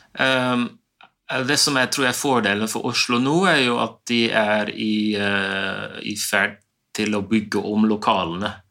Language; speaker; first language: Norwegian; non-native, fluent; Dutch